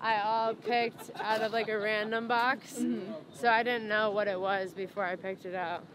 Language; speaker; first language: English; native; English